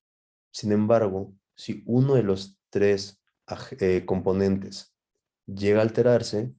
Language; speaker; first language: Spanish; native; Spanish